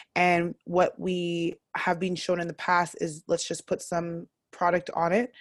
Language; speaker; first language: English; native; English